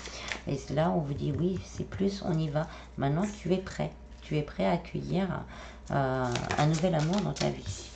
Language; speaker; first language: French; native; French